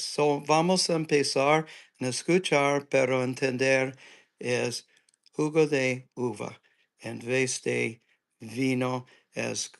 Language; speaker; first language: Spanish; non-native, learner; English